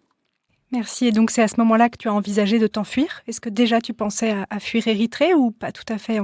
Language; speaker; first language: French; native; French